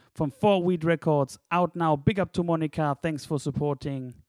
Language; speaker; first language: English; non-native, fluent; German